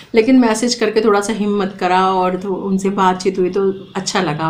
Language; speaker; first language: Hindi; native; Hindi